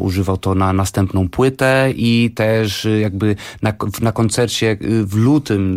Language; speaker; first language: Polish; non-native, fluent; Portuguese